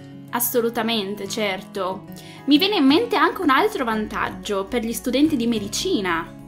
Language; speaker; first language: Italian; native; Italian